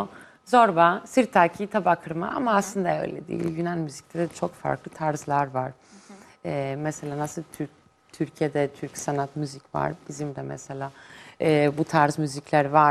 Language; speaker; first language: Turkish; non-native, fluent; Greek